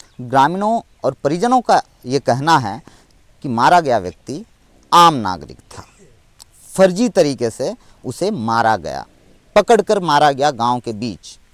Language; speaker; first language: Hindi; native; Hindi